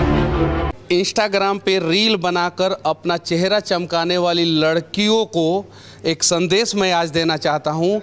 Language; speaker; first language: Hindi; native; Hindi